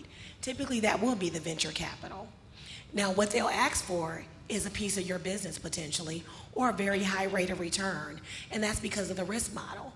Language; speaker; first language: English; native; English